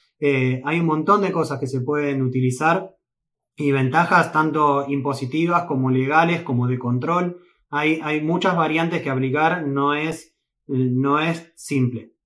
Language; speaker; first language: Spanish; native; Spanish